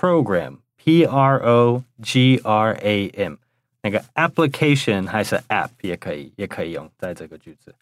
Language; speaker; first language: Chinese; non-native, fluent; English